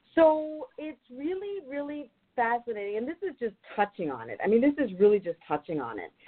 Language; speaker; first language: English; non-native, fluent; German